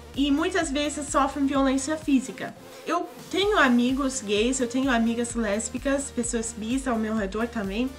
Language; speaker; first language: Portuguese; non-native, fluent; English